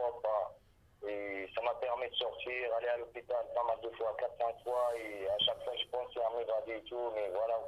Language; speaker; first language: French; non-native, local second language; Arabic